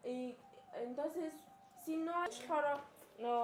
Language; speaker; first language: Spanish; non-native, learner; Mongolian